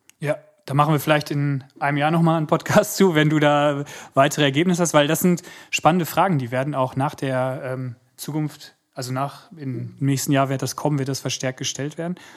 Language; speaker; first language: German; native; German